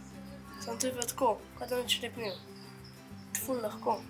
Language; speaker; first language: Slovenian; non-native, learner; Russian